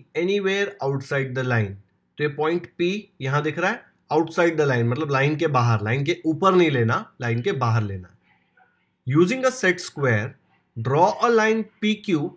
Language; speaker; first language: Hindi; non-native, local second language; Marathi